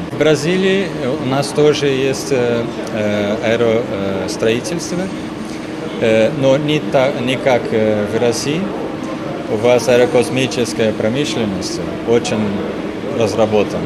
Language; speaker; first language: Russian; non-native, learner; Portuguese